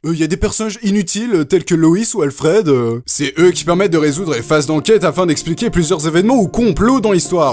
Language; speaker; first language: French; native; French